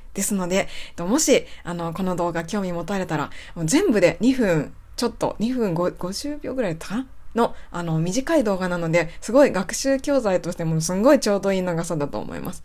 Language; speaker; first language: Japanese; native; Japanese